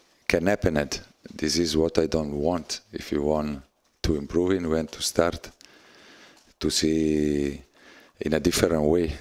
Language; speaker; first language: English; non-native, learner; Italian